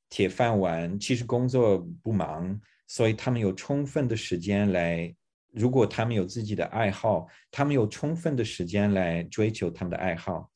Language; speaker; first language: Chinese; non-native, fluent; English